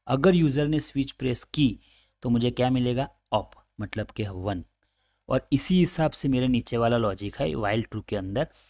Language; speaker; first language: Hindi; native; Hindi